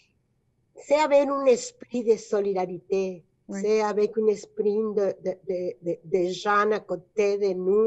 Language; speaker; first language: French; non-native, fluent; Spanish